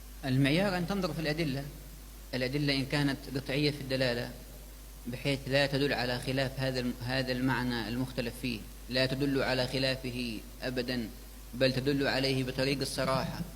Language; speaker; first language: Arabic; native; Arabic